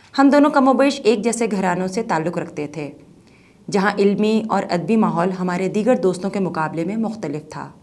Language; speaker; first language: Urdu; native; Urdu